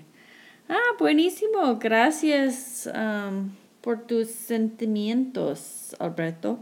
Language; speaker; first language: Spanish; non-native, fluent; English